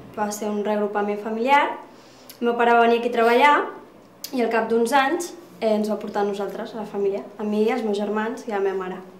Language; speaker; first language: Catalan; early bilingual, other home language; Riffian